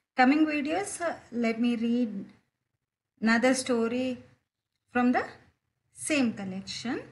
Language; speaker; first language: English; non-native, local second language; Kannada